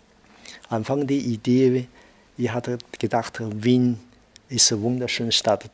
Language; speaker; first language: German; non-native, learner; Chinese